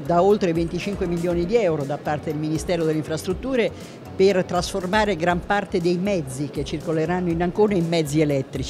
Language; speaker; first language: Italian; native; Italian